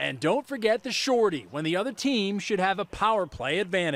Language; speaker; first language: English; native; English